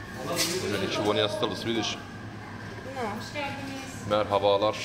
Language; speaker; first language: Russian; non-native, learner; Turkish